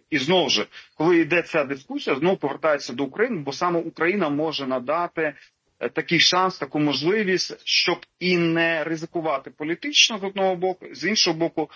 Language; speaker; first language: Ukrainian; native; Ukrainian